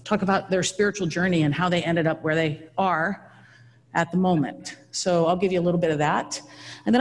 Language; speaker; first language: English; native; English